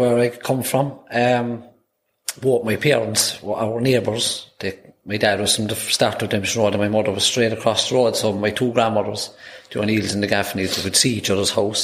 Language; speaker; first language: English; native; English